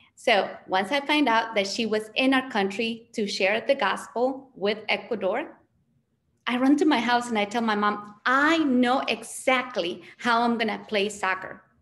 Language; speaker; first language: English; early bilingual, other home language; Spanish